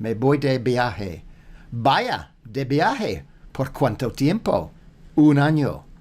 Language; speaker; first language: Spanish; non-native, learner; English